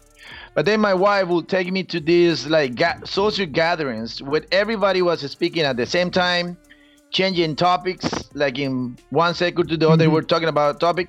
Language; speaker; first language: English; non-native, fluent; Spanish